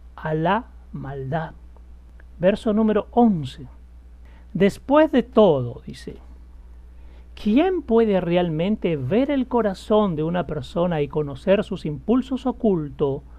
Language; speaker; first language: Spanish; native; Spanish